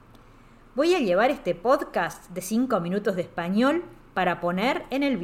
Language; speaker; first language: Spanish; native; Spanish